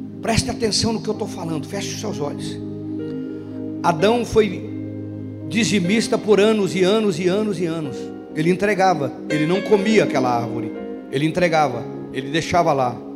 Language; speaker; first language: Portuguese; native; Portuguese